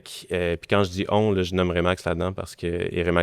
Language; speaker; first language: French; native; French